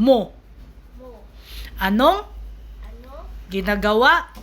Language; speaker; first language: Filipino; non-native, local second language; Cebuano